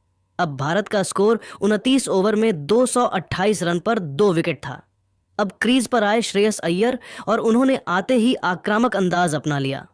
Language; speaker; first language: Hindi; native; Hindi